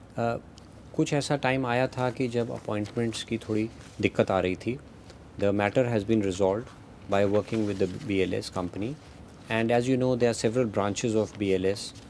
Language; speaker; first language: Hindi; native; Hindi